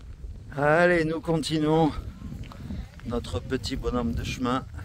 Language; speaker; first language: French; native; French